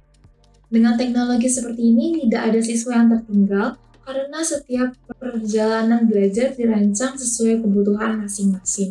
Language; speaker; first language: Indonesian; native; Indonesian